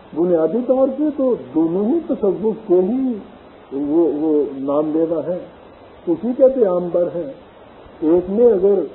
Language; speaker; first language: Urdu; native; Urdu